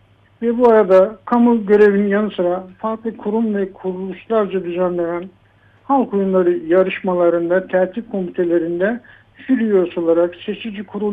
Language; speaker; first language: Turkish; native; Turkish